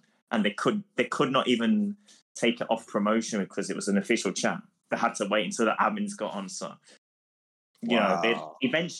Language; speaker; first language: English; native; English